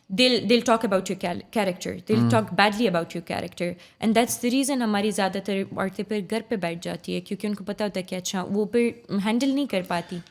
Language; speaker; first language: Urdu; non-native, local second language; Pashto